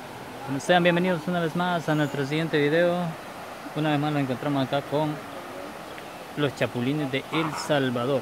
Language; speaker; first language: Spanish; native; Spanish